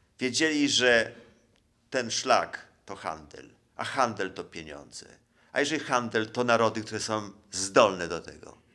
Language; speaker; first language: Polish; native; Polish